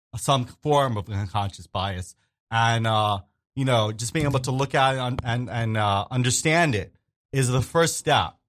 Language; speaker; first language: English; early bilingual, other home language; Hindi